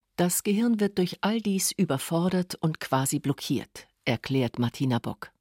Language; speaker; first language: German; native; German